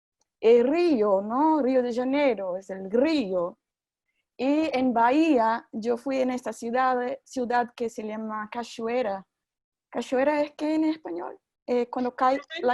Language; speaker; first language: Spanish; non-native, fluent; Portuguese